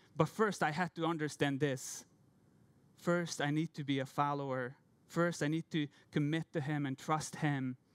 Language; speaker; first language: English; non-native, fluent; Hungarian